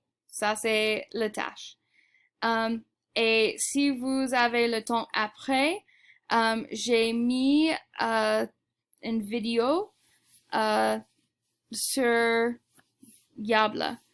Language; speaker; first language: French; non-native, fluent; English